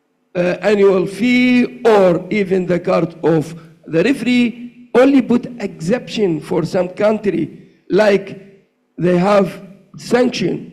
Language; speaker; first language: English; non-native, learner; Arabic